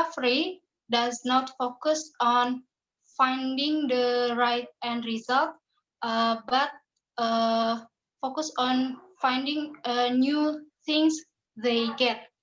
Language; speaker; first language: English; non-native, learner; Indonesian